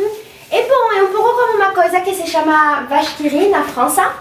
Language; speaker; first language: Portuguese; non-native, learner; French